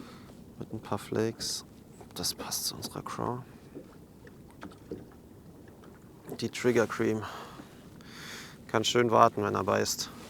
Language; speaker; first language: German; native; German